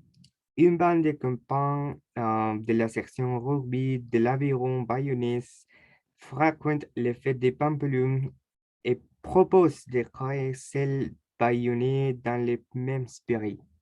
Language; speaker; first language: French; non-native, learner; Spanish